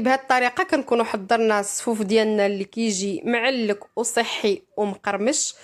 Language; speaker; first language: Arabic; native; Arabic